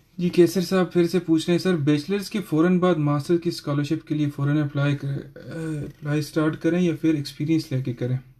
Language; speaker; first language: Urdu; non-native, local second language; Punjabi